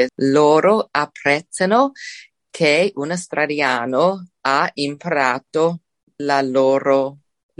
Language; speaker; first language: Italian; non-native, fluent; English